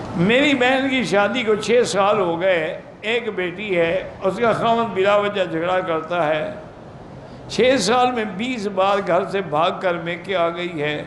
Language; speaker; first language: Urdu; native; Urdu